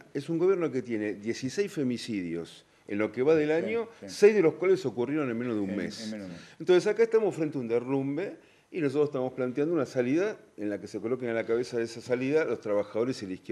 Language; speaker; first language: Spanish; native; Spanish